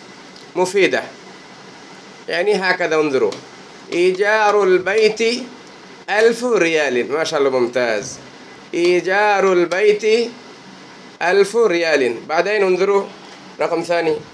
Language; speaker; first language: Arabic; non-native, fluent; Bangla